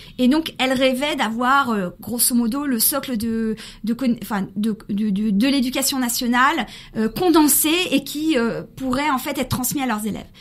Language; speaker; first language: French; early bilingual, other home language; Spanish